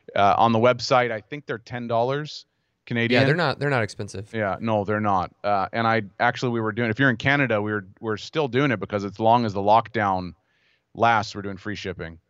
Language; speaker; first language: English; native; English